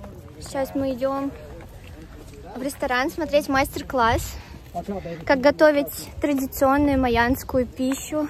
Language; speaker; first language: Russian; native; Russian